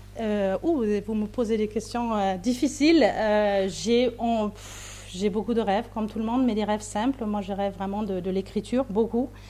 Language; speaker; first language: French; non-native, fluent; German